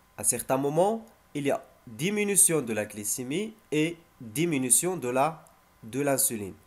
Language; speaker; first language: French; non-native, local second language; Arabic